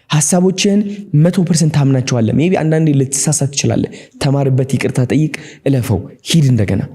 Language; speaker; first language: Amharic; non-native, local second language; Tigrinya